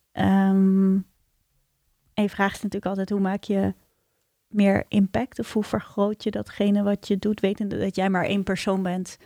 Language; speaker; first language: Dutch; native; Dutch